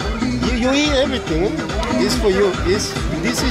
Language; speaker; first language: English; non-native, learner; Spanish